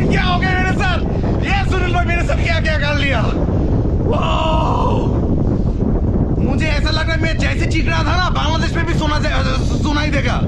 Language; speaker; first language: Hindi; non-native, learner; Bangla